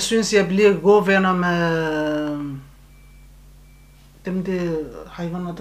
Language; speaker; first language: Danish; non-native, learner; Turkish